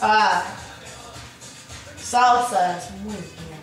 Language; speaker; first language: Spanish; non-native, learner; English